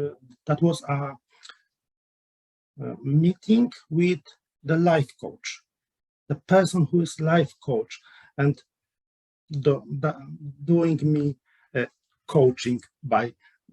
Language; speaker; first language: English; non-native, learner; Polish